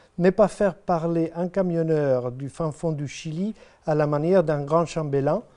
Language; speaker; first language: French; non-native, fluent; Spanish